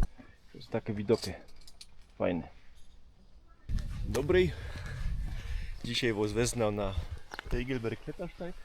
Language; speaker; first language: Polish; non-native, local second language; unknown